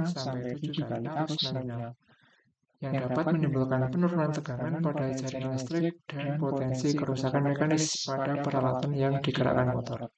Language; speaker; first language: Indonesian; native; Indonesian